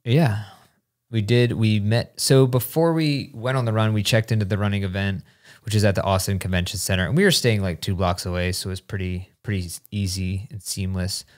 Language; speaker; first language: English; native; English